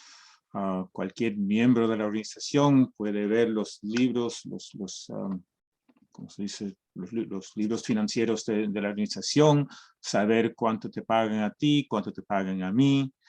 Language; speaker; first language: Spanish; early bilingual, heritage; Spanish